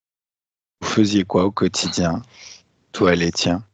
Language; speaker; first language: French; native; French